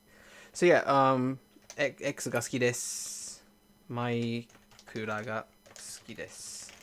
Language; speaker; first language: Japanese; non-native, fluent; English